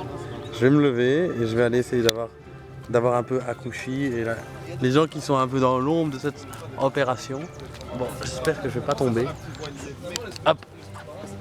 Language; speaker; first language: French; native; French